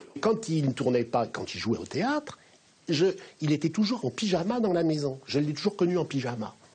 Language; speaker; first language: French; native; French